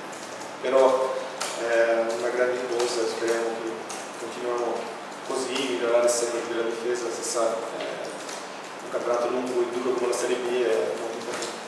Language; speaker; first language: Italian; non-native, fluent; Portuguese